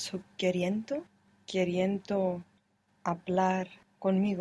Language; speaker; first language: Spanish; non-native, learner; English